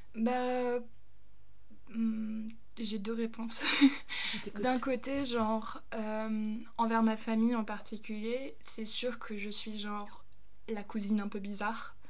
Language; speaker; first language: French; early bilingual, other home language; German